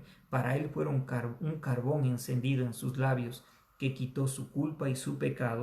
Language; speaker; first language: Spanish; native; Spanish